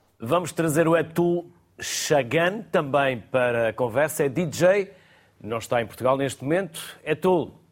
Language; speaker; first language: Portuguese; native; Portuguese